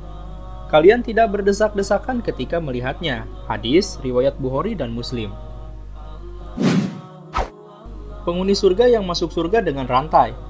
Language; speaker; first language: Indonesian; native; Indonesian